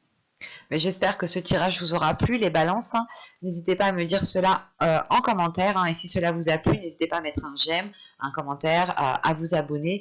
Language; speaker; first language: French; native; French